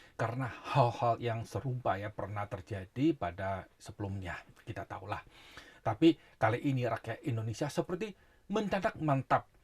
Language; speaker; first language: Indonesian; non-native, fluent; Chinese